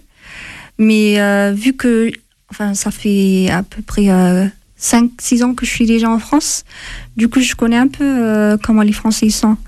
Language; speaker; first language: French; non-native, fluent; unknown